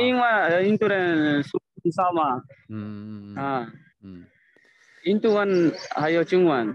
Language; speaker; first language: Chinese; non-native, learner; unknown